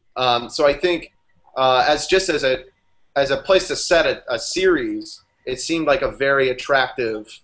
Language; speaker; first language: English; native; English